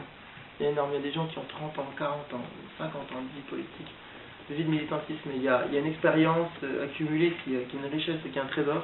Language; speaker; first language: French; native; French